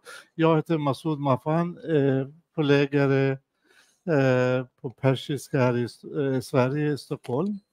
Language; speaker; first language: Swedish; non-native, fluent; Persian